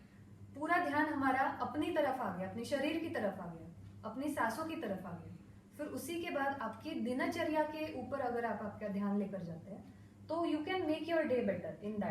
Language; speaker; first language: Hindi; non-native, local second language; Marathi